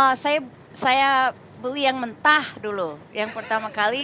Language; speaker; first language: Malay; non-native, fluent; English